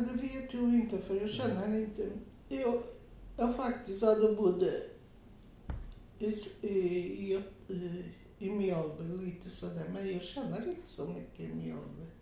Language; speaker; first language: Swedish; non-native, fluent; Portuguese